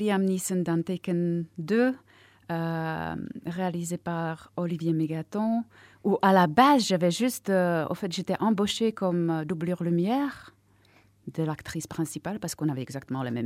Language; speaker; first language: French; non-native, fluent; Czech